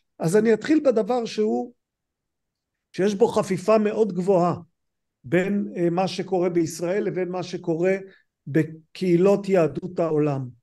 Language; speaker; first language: Hebrew; native; Hebrew